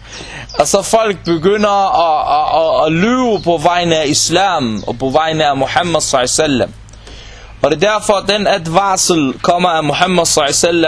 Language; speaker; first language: Danish; non-native, local second language; Arabic